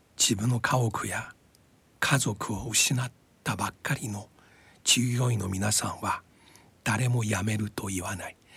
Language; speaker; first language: Japanese; non-native, fluent; Chinese